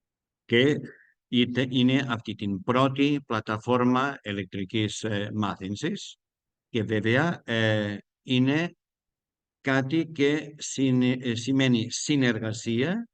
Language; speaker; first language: Greek; non-native, learner; Spanish